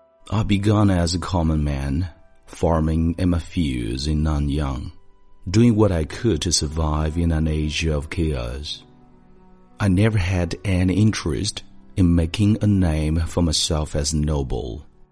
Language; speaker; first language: English; non-native, fluent; Chinese